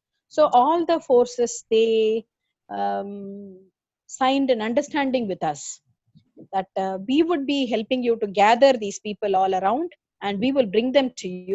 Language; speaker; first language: English; non-native, local second language; Tamil